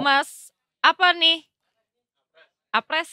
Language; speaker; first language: Indonesian; native; Indonesian